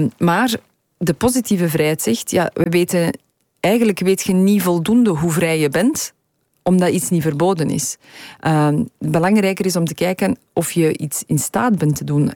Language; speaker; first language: Dutch; early bilingual, other home language; Polish